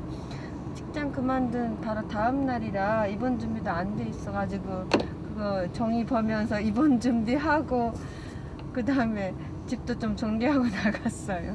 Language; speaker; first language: Korean; non-native, fluent; Japanese